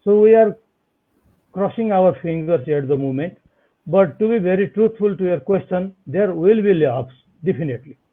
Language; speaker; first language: English; non-native, local second language; Nepali